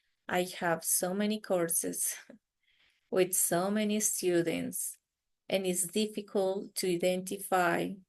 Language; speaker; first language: English; non-native, fluent; Spanish